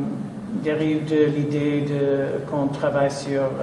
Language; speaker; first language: French; non-native, fluent; English